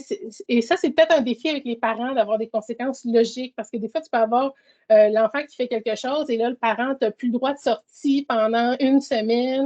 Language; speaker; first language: French; native; French